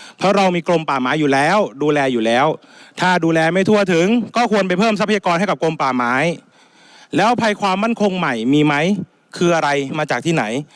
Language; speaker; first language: Thai; native; Thai